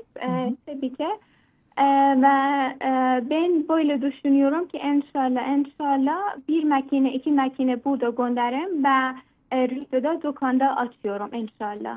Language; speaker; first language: Turkish; non-native, learner; Persian